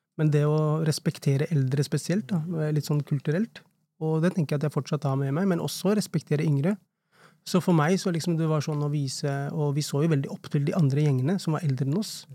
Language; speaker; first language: Norwegian; early bilingual, other home language; Urdu